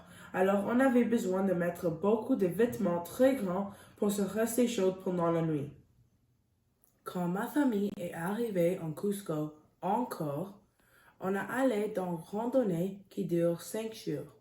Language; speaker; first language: French; non-native, learner; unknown